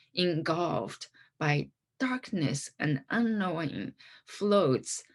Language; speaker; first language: English; non-native, fluent; Chinese